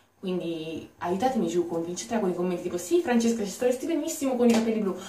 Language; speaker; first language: Italian; native; Italian